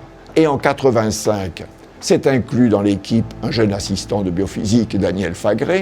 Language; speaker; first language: French; native; French